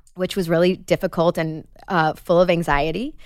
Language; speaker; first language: English; native; English